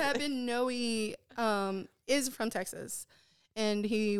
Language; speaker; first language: English; non-native, local second language; Filipino